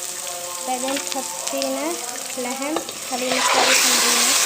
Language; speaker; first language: Arabic; non-native, learner; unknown